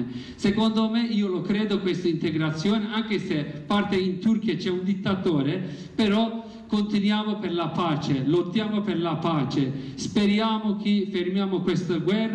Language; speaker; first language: Italian; non-native, learner; Kurdish